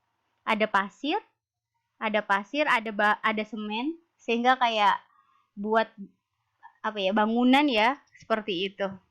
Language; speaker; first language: Indonesian; native; Indonesian